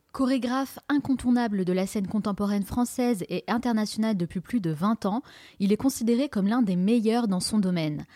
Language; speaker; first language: French; native; French